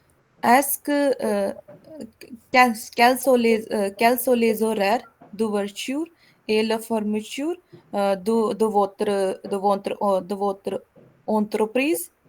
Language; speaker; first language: French; non-native, learner; Hindi